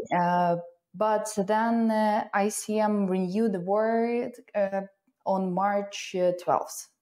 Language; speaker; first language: English; non-native, fluent; Ukrainian